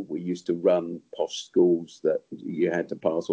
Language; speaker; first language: English; native; English